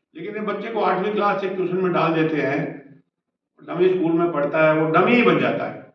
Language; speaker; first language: Hindi; native; Hindi